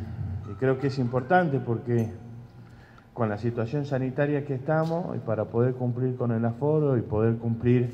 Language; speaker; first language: Spanish; native; Spanish